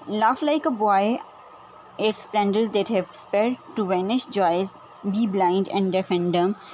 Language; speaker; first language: English; non-native, local second language; Urdu